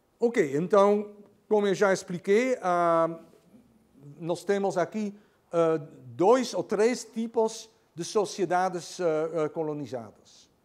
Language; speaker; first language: Portuguese; non-native, fluent; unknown